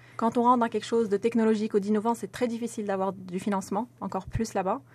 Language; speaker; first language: French; non-native, local second language; Arabic